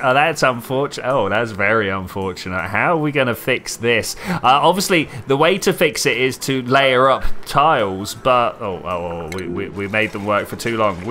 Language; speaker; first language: English; native; English